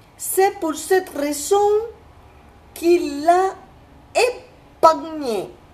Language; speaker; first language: French; non-native, fluent; Spanish